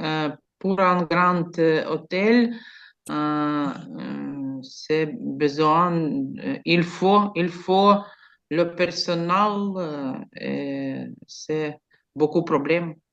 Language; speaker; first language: French; non-native, learner; Ukrainian